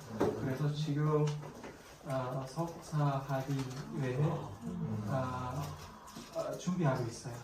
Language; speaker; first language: Korean; non-native, learner; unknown